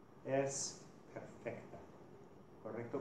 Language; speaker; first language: Spanish; non-native, fluent; English